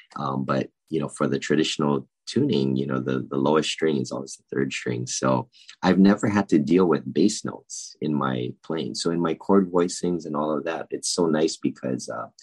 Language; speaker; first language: English; native; English